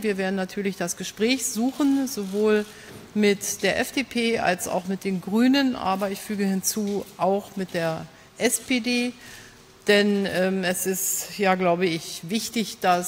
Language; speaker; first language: German; native; German